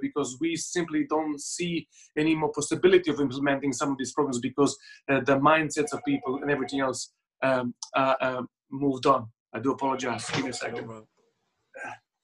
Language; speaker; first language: English; non-native, fluent; Serbian